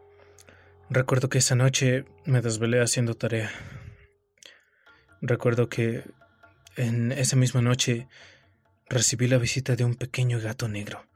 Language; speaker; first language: Spanish; native; Spanish